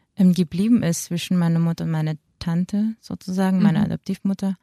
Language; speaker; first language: German; early bilingual, other home language; Filipino